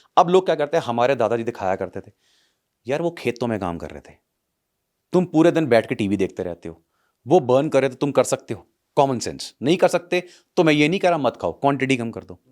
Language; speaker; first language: Hindi; non-native, local second language; Punjabi